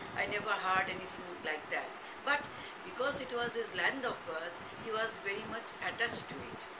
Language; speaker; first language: English; non-native, local second language; Bangla